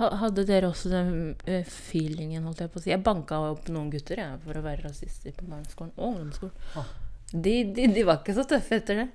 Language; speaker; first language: Norwegian; early bilingual, other home language; Kurdish